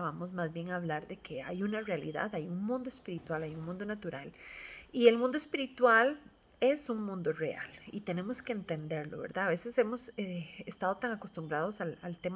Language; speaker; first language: Spanish; native; Spanish